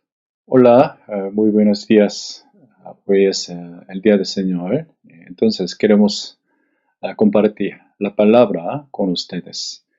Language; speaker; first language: Spanish; non-native, fluent; Korean